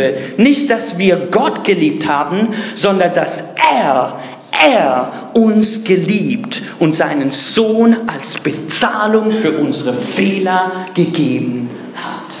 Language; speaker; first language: German; non-native, fluent; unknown